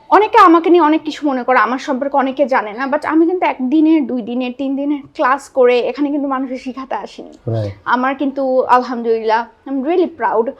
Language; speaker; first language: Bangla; native; Bangla